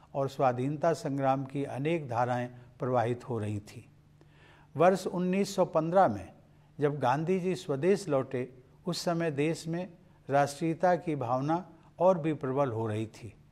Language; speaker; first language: Hindi; native; Hindi